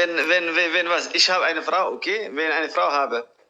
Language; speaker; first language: German; non-native, fluent; Tigrinya